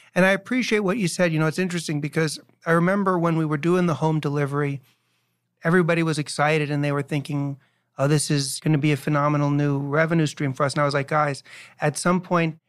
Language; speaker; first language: English; native; English